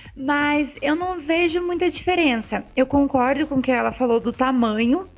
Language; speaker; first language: Portuguese; native; Portuguese